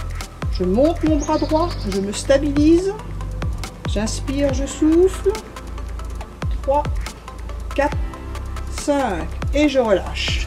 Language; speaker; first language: French; native; French